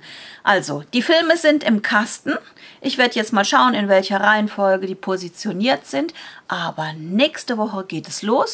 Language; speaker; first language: German; native; German